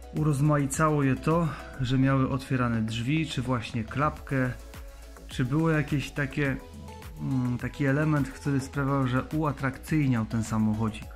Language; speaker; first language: Polish; native; Polish